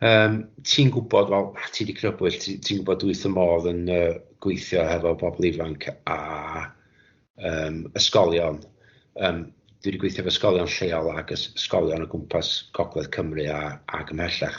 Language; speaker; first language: Welsh; native; Welsh